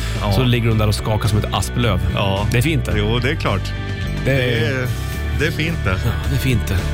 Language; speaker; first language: Swedish; native; Swedish